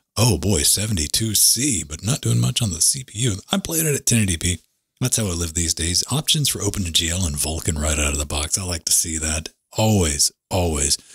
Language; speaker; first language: English; native; English